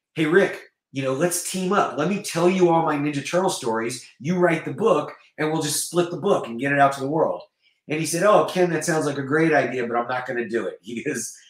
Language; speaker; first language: English; native; English